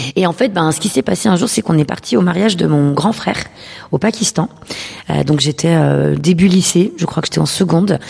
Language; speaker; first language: French; early bilingual, other home language; Urdu